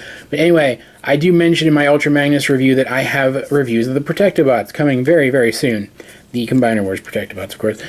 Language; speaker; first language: English; native; English